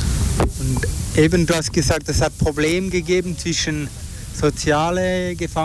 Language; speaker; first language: German; non-native, fluent; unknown